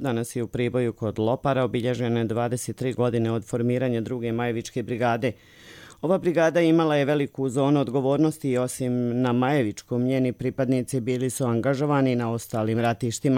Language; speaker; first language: Croatian; native; Croatian